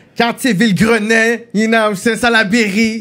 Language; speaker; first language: French; native; French